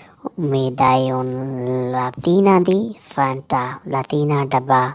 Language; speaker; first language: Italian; non-native, learner; Urdu